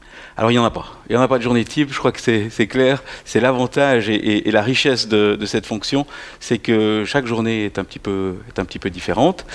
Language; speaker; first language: French; native; French